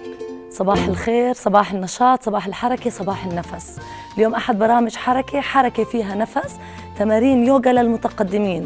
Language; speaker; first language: Arabic; native; Arabic